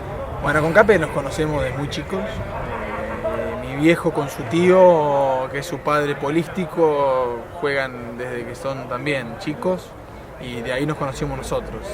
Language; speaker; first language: Spanish; native; Spanish